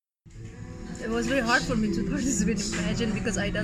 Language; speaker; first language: English; non-native, learner; Persian